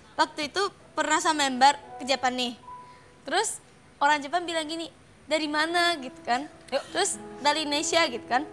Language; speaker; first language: Indonesian; non-native, fluent; Japanese